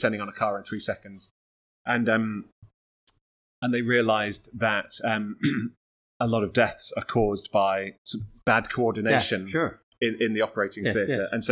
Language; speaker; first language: English; native; English